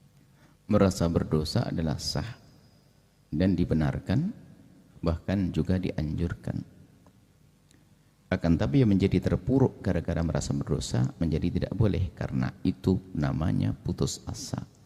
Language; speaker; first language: Indonesian; native; Indonesian